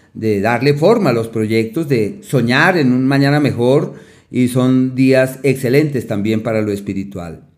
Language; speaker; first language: Spanish; native; Spanish